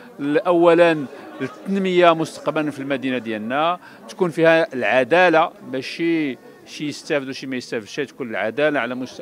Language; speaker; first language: Arabic; native; Arabic